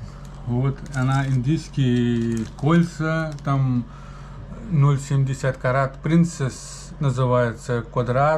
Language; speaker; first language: Russian; non-native, learner; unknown